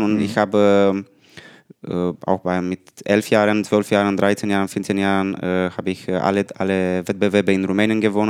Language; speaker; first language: German; non-native, learner; Romanian